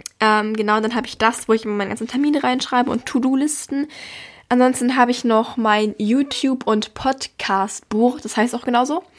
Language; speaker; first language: German; native; German